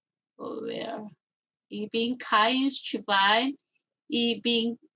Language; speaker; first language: German; non-native, learner; Korean